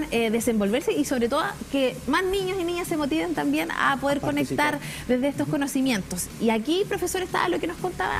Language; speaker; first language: Spanish; native; Spanish